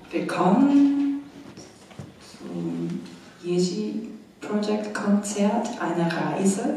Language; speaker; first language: German; non-native, fluent; Korean